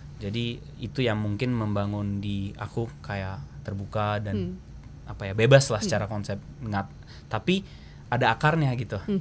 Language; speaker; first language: Indonesian; early bilingual, heritage; Japanese